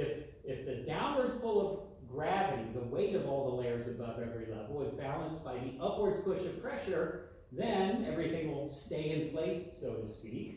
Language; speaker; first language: English; native; English